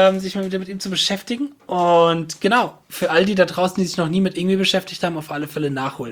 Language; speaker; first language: German; native; German